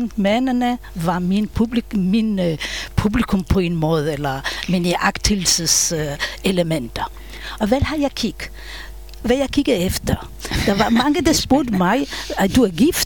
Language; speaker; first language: Danish; non-native, fluent; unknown